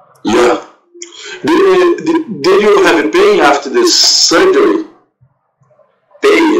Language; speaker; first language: English; non-native, learner; Portuguese